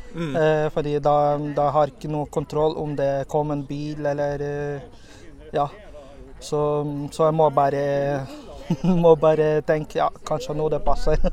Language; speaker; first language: Norwegian; non-native, fluent; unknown